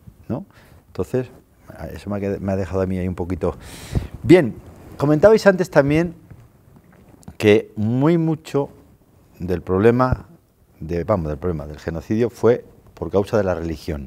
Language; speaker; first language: Spanish; native; Spanish